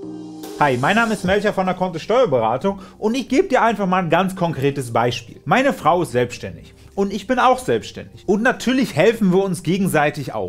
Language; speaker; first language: German; native; German